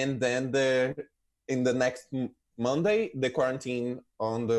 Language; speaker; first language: English; non-native, fluent; Portuguese